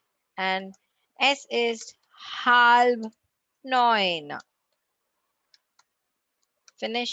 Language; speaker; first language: German; non-native, learner; Tamil